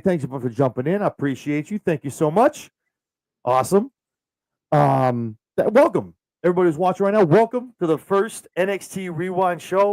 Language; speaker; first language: English; native; English